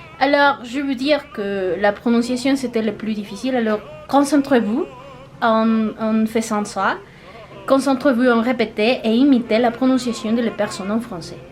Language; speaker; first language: French; non-native, learner; Spanish